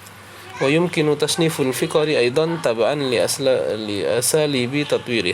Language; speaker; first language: Arabic; non-native, fluent; Indonesian